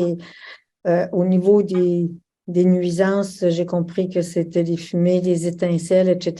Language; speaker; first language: French; native; French